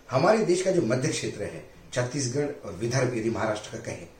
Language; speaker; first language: Hindi; non-native, local second language; Marathi